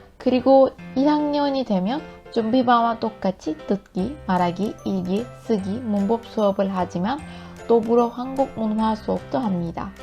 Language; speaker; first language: Korean; non-native, learner; Turkish